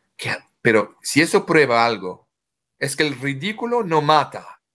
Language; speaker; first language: Spanish; non-native, fluent; French